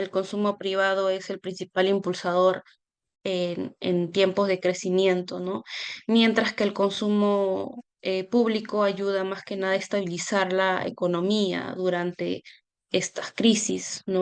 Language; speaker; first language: Spanish; native; Spanish